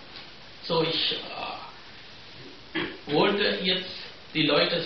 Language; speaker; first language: German; non-native, fluent; Sinhala